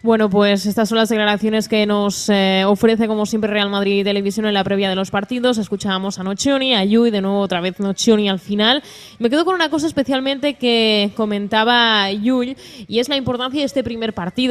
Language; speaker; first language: Spanish; native; Spanish